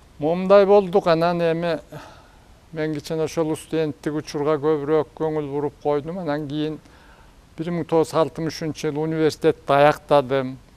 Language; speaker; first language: Kyrgyz; native; Kyrgyz